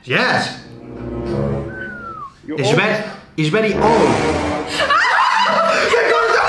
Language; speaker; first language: English; non-native, learner; Spanish